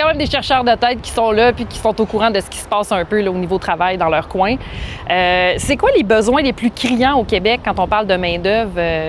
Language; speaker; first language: French; native; French